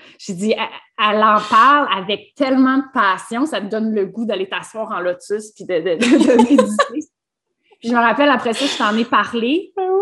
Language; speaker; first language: French; native; French